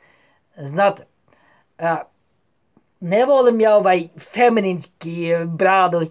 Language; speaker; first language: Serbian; non-native, fluent; Norwegian